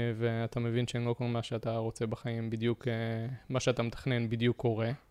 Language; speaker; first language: Hebrew; native; Hebrew